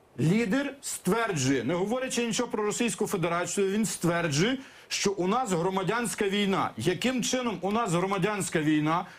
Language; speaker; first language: Ukrainian; native; Ukrainian